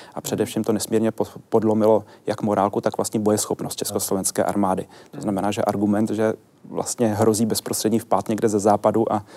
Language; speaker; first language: Czech; native; Czech